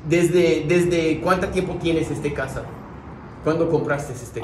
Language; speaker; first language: Spanish; non-native, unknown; English